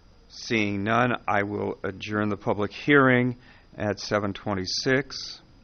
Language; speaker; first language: English; native; English